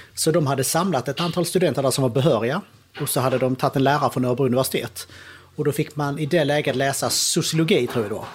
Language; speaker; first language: Swedish; native; Swedish